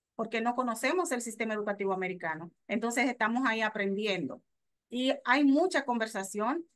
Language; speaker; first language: Spanish; native; Spanish